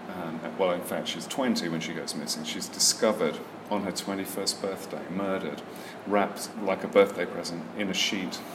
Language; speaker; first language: English; native; English